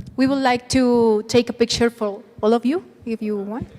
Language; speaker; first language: English; non-native, learner; Spanish